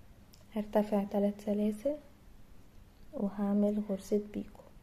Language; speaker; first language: Arabic; native; Arabic